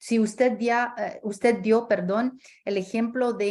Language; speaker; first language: Spanish; early bilingual, heritage; Spanish